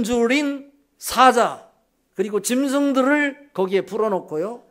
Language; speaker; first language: Korean; native; Korean